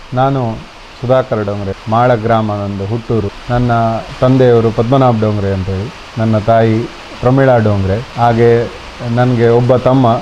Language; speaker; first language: Kannada; native; Kannada